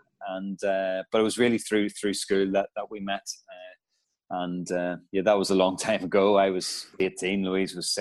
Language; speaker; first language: English; native; English